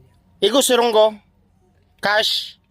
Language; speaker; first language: Korean; non-native, learner; Filipino